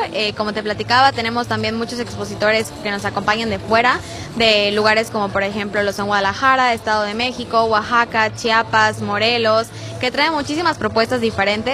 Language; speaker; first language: Spanish; native; Spanish